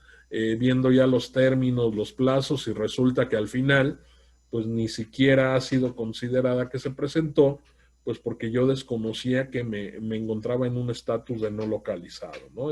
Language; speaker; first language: Spanish; native; Spanish